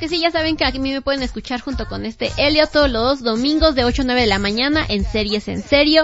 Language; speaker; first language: Spanish; native; Spanish